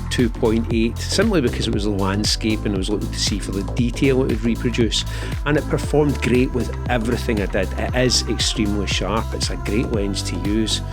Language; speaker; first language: English; native; English